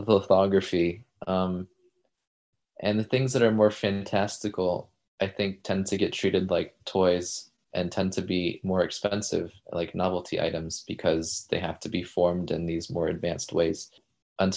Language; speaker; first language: English; native; English